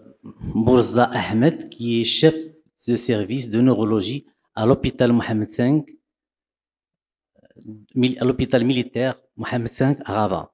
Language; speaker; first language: French; non-native, local second language; Arabic